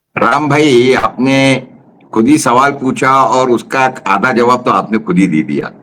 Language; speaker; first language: Hindi; non-native, local second language; Marathi